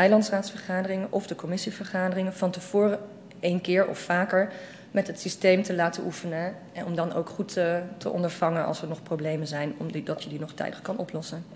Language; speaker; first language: Dutch; native; Dutch